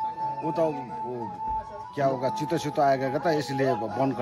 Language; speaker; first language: Hindi; non-native, local second language; Nepali